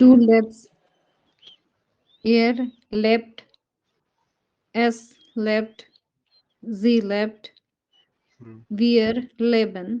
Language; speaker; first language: German; non-native, learner; Hindi